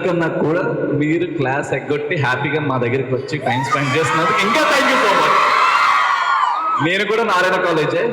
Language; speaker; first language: Telugu; native; Telugu